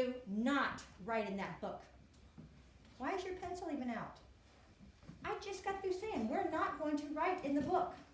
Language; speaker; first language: English; native; English